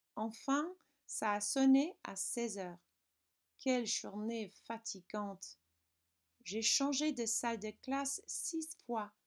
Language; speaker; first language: French; non-native, fluent; English